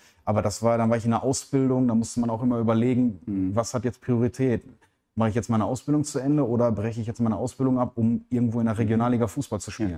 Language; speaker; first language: German; native; German